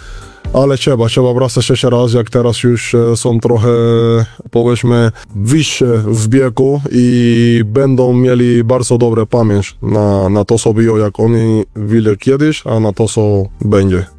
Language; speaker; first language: Polish; non-native, learner; Spanish